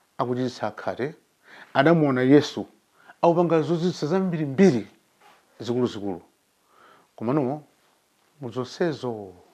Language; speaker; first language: Nyanja; native; Nyanja